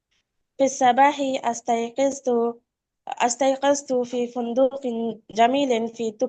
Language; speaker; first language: Arabic; non-native, learner; Urdu